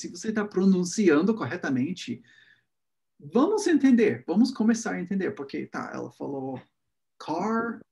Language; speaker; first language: Portuguese; non-native, fluent; English